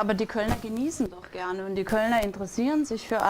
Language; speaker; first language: German; native; German